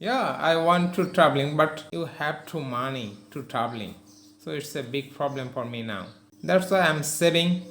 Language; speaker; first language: English; non-native, learner; Bangla